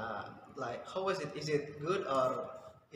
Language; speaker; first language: English; non-native, fluent; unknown